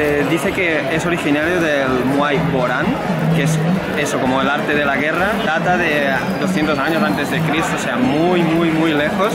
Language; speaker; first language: Spanish; non-native, local second language; Catalan